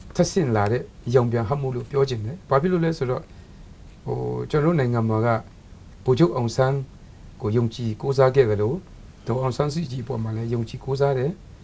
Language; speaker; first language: Burmese; non-native, local second language; Kachin